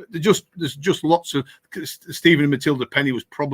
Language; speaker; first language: English; native; English